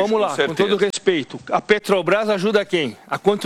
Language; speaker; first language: Portuguese; native; Portuguese